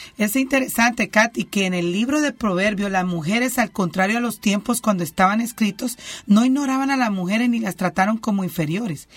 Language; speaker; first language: Spanish; native; Spanish